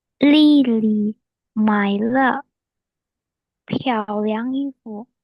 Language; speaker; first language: Chinese; non-native, learner; Indonesian